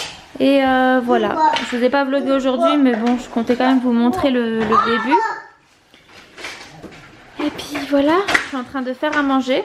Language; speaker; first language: French; native; French